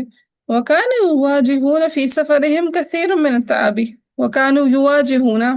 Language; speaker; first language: Arabic; non-native, fluent; Urdu